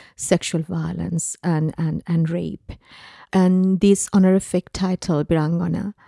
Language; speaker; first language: English; non-native, local second language; Bangla